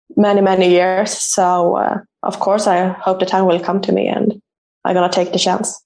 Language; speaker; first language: English; non-native, fluent; Swedish